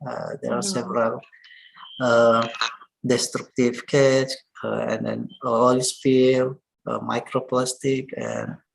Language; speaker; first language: English; non-native, learner; Indonesian